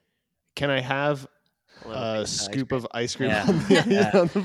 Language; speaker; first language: English; native; English